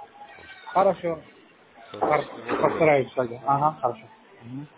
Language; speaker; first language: Russian; non-native, learner; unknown